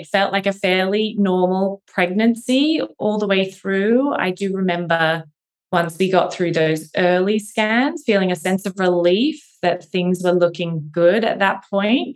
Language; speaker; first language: English; native; English